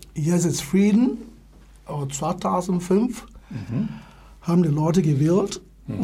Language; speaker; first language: German; non-native, learner; English